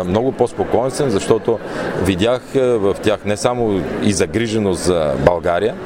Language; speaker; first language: Bulgarian; native; Bulgarian